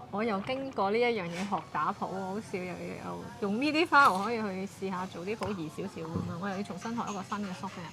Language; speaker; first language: Cantonese; native; Cantonese